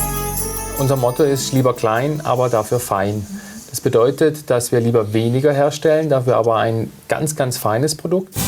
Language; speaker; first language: German; native; German